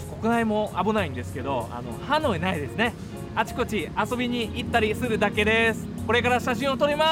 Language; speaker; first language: Japanese; non-native, fluent; Vietnamese